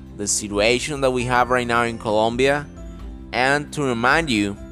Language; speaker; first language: English; non-native, fluent; Spanish